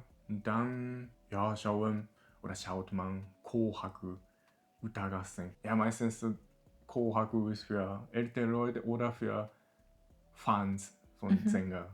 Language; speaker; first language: German; non-native, learner; Japanese